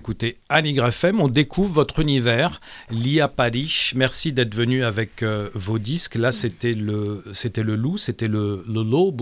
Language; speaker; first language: French; native; French